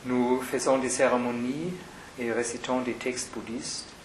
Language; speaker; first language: French; non-native, fluent; German